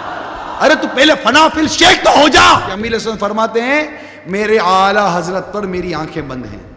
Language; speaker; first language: Urdu; native; Urdu